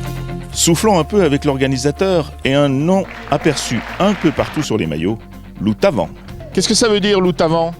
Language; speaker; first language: French; native; French